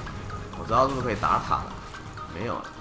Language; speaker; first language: Chinese; native; Chinese